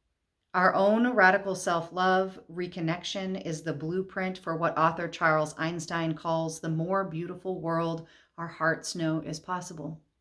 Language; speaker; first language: English; native; English